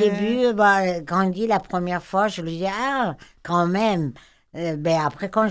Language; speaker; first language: French; non-native, fluent; Persian